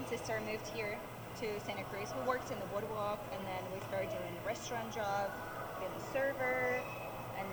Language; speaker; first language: English; non-native, fluent; Ukrainian